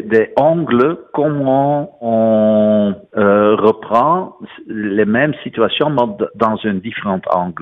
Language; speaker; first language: French; non-native, fluent; Dutch